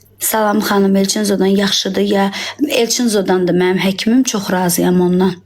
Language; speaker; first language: Azerbaijani; native; Azerbaijani